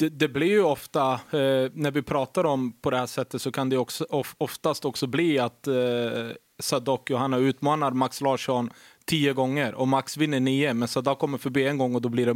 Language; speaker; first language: Swedish; native; Swedish